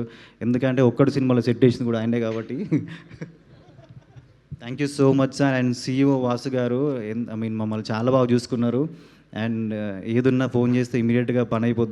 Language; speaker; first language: Telugu; native; Telugu